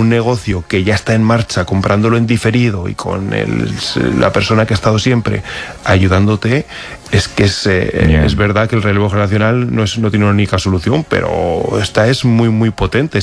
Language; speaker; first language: Spanish; native; Spanish